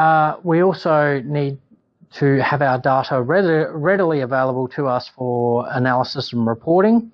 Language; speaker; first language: English; native; English